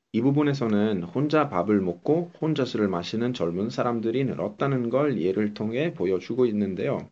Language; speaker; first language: Korean; non-native, fluent; Italian